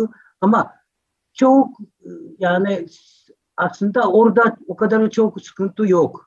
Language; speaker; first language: Turkish; non-native, fluent; Japanese